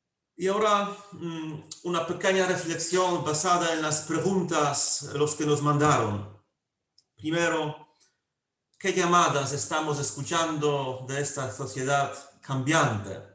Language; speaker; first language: Spanish; non-native, fluent; Polish